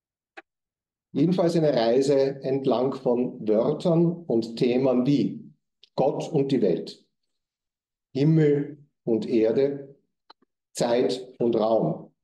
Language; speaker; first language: German; native; German